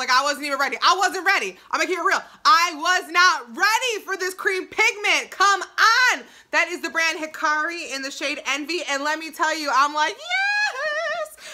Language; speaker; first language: English; native; English